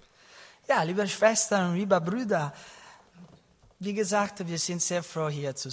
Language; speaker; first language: German; non-native, learner; Italian